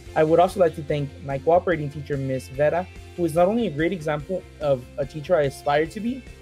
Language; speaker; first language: English; early bilingual, other home language; Spanish